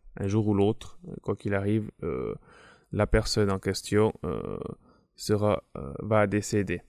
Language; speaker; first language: French; native; French